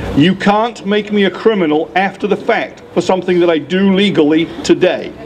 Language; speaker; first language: English; native; English